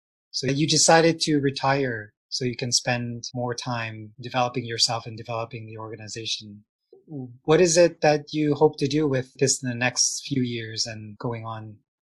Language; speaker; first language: English; early bilingual, other home language; Chinese